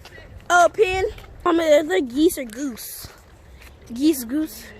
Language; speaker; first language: English; native; English